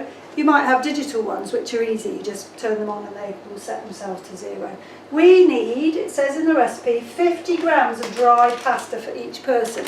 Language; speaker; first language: English; native; English